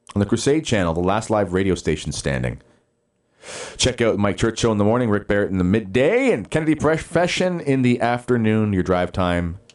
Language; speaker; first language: English; native; English